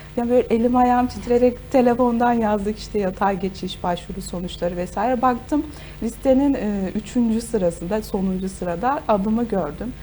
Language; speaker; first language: Turkish; native; Turkish